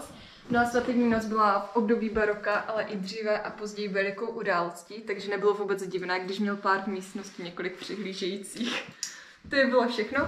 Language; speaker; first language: Czech; native; Czech